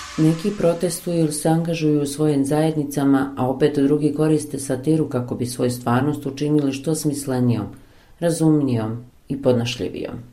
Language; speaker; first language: Bosnian; native; Bosnian